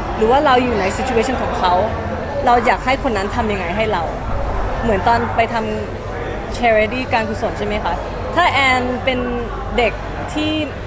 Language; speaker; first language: Thai; early bilingual, heritage; Thai